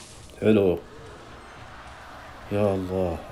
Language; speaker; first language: Arabic; native; Arabic